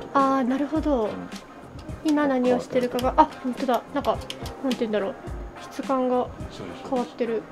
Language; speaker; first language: Japanese; native; Japanese